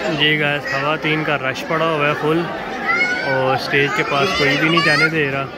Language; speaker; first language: Urdu; non-native, local second language; Punjabi